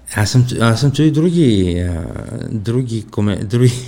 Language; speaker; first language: Bulgarian; non-native, fluent; Greek